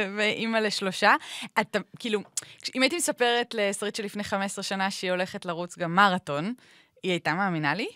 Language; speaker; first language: Hebrew; native; Hebrew